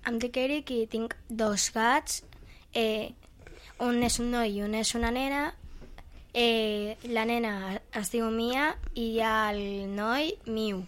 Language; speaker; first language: Catalan; non-native, local second language; Spanish